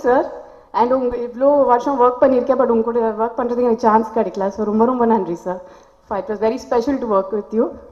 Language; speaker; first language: Tamil; non-native, local second language; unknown